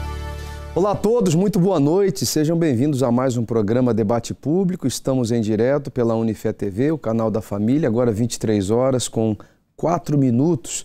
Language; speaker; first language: Portuguese; native; Portuguese